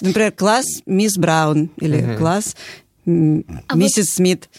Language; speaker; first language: Russian; native; Russian